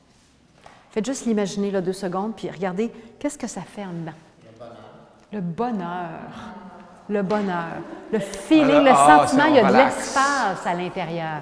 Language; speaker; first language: French; native; French